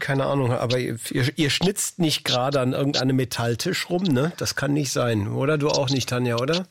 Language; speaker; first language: German; native; German